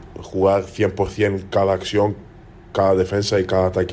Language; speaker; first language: Spanish; non-native, learner; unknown